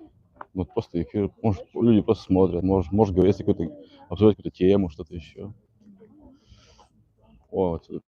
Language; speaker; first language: Russian; native; Russian